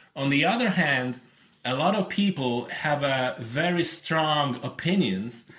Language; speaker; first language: English; non-native, fluent; Polish